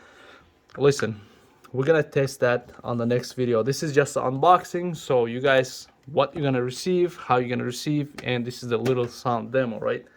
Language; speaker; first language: English; non-native, local second language; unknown